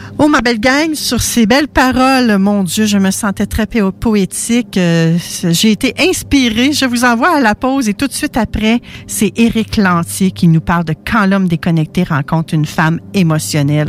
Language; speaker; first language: French; native; French